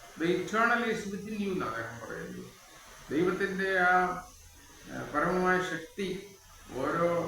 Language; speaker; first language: Malayalam; native; Malayalam